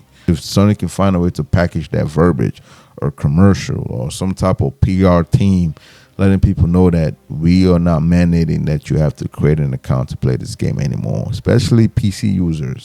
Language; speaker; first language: English; native; English